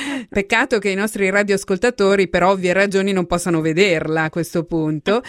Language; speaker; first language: Italian; native; Italian